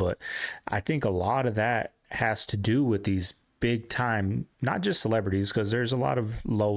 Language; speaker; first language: English; native; English